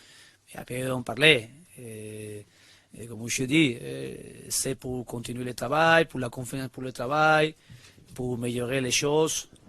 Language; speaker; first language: French; non-native, learner; Spanish